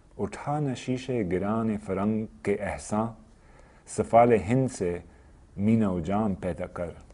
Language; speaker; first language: Urdu; non-native, fluent; English